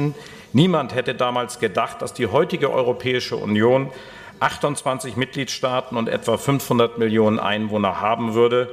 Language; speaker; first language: German; native; German